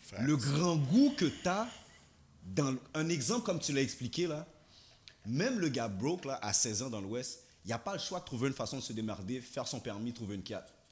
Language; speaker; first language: French; native; French